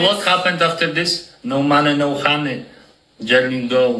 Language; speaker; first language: English; non-native, learner; Polish